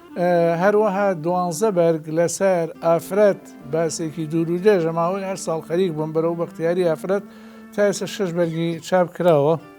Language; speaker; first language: Central Kurdish; non-native, local second language; Gurani